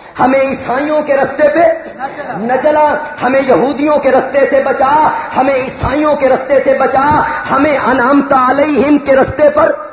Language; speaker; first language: Urdu; non-native, local second language; Punjabi